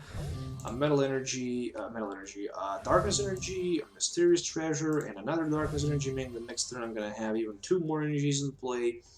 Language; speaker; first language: English; non-native, fluent; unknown